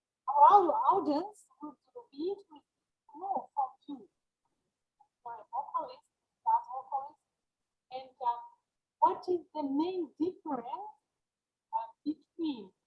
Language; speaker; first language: English; non-native, learner; Georgian